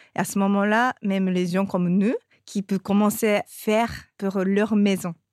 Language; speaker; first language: French; non-native, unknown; Japanese